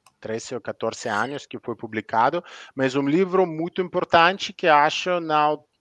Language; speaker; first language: Portuguese; non-native, fluent; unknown